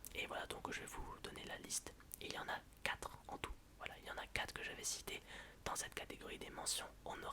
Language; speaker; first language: French; native; French